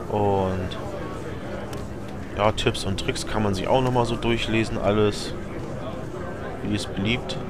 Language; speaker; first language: German; native; German